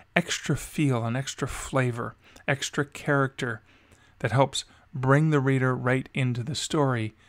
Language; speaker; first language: English; native; English